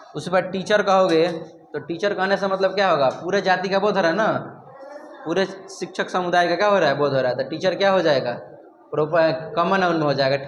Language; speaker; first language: Hindi; native; Hindi